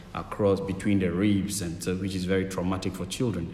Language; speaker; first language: English; non-native, local second language; Akan